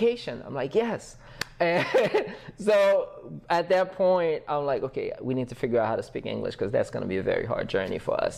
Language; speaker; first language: English; non-native, fluent; Haitian Creole